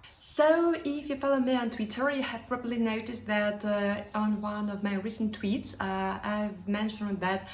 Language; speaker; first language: English; non-native, fluent; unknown